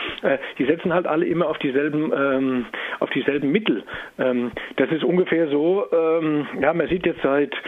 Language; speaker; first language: German; native; German